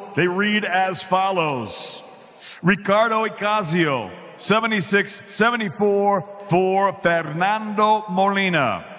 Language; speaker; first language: English; native; English